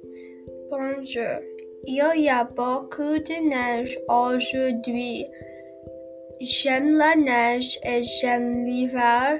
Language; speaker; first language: French; non-native, learner; English